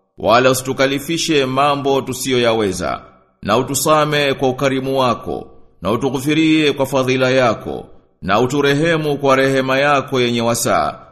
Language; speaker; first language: Swahili; native; Swahili